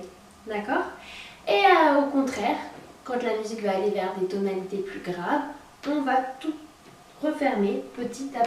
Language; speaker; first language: French; native; French